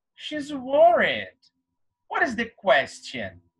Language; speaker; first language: English; non-native, fluent; Portuguese